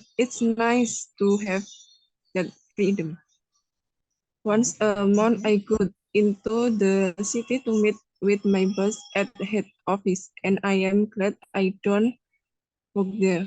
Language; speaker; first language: English; non-native, learner; Indonesian